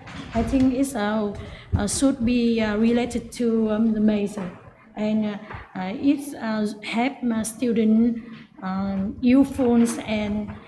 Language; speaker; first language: English; non-native, learner; Vietnamese